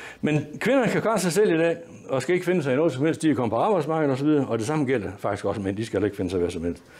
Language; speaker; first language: Danish; native; Danish